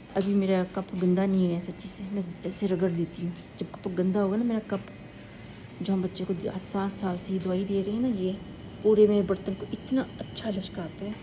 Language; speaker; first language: Urdu; native; Urdu